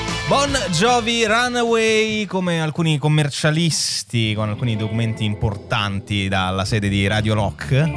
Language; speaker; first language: Italian; native; Italian